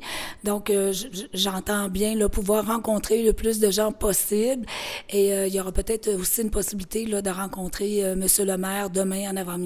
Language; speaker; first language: French; native; French